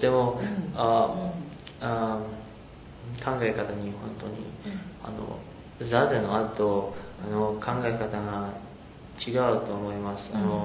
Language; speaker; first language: Japanese; non-native, learner; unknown